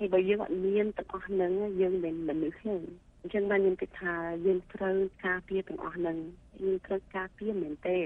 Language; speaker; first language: Khmer; early bilingual, heritage; Khmer